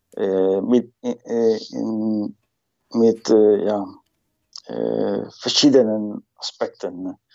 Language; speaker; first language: German; non-native, learner; Spanish